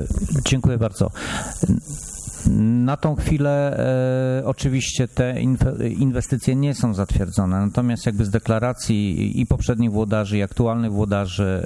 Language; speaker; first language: Polish; native; Polish